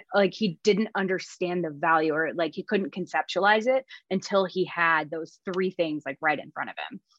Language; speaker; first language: English; native; English